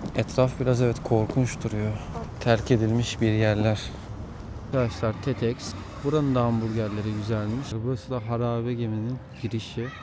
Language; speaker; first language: Turkish; native; Turkish